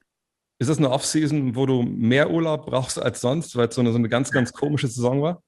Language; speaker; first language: German; native; German